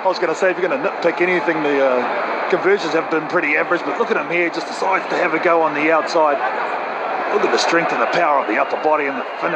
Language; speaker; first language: English; native; English